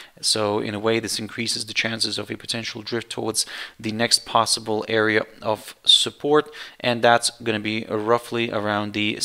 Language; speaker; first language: English; non-native, fluent; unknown